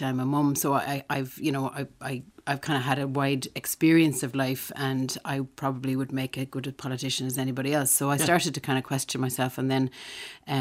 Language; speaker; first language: English; native; English